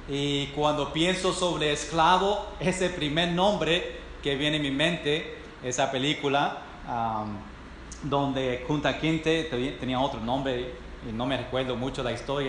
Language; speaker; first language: Spanish; non-native, fluent; English